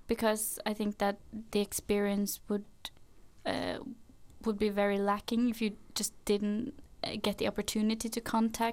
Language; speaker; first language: English; non-native, fluent; Norwegian